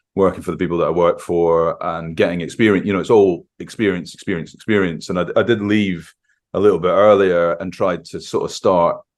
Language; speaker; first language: English; native; English